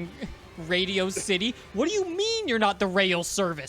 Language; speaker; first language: English; native; English